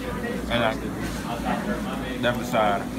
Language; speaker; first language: Indonesian; non-native, fluent; English